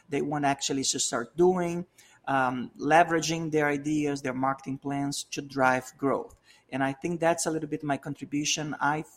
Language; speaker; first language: English; non-native, fluent; Portuguese